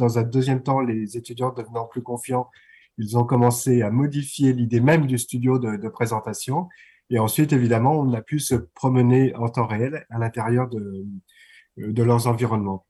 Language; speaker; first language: French; native; French